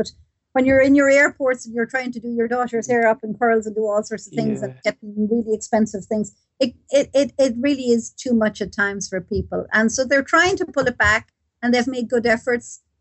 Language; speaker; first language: English; native; English